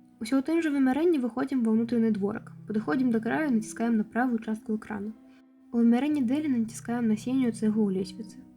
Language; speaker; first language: Belarusian; native; Belarusian